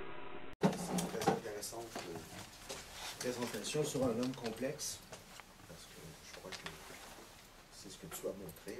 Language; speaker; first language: French; native; French